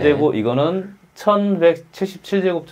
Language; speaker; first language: Korean; native; Korean